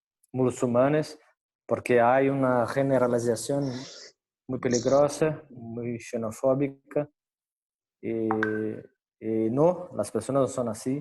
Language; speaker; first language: Spanish; non-native, fluent; Portuguese